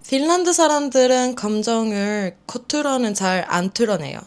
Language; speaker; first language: Korean; non-native, fluent; Finnish